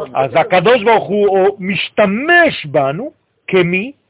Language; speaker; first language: Hebrew; non-native, fluent; French